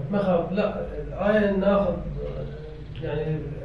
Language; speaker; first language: Arabic; native; Arabic